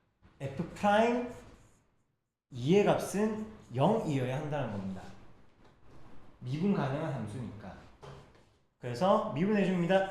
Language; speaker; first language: Korean; native; Korean